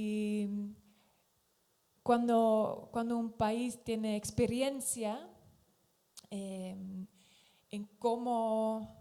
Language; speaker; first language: Spanish; non-native, fluent; Dutch